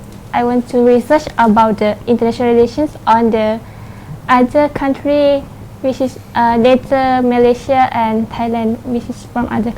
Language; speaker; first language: English; non-native, learner; Thai